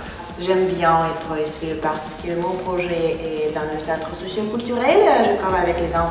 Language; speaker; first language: French; non-native, learner; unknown